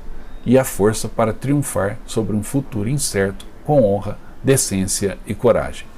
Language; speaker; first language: Portuguese; native; Portuguese